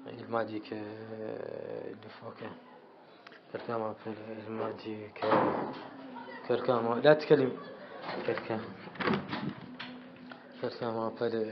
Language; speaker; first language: French; non-native, learner; Arabic